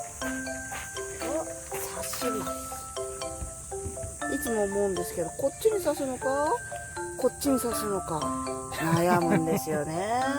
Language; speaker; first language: Japanese; native; Japanese